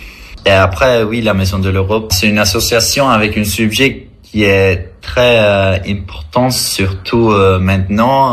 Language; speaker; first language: French; non-native, fluent; Swedish